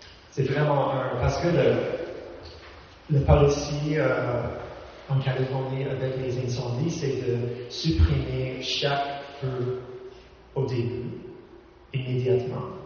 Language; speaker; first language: French; non-native, fluent; English